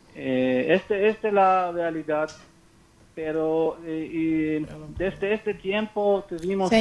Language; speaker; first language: Spanish; non-native, learner; Hebrew